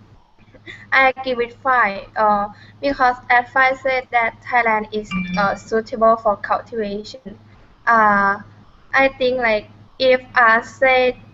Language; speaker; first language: English; non-native, learner; Thai